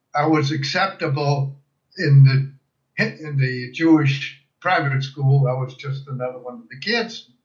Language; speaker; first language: English; early bilingual, other home language; German